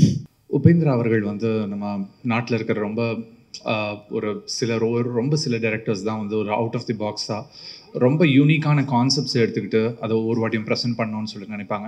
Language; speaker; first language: Tamil; native; Tamil